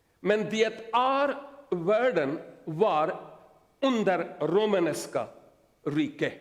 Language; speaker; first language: Swedish; non-native, learner; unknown